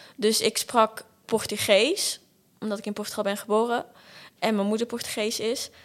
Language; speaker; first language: Dutch; early bilingual, other home language; Portuguese